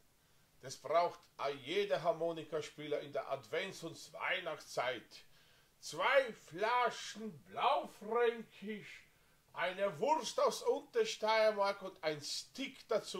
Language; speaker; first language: German; non-native, fluent; Slovenian